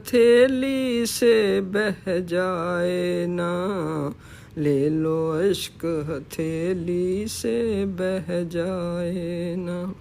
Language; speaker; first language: Urdu; native; Urdu